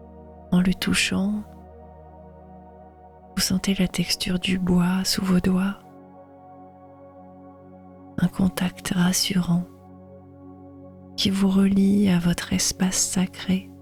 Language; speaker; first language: French; native; French